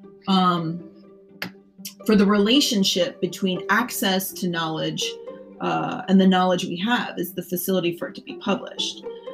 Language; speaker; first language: English; native; English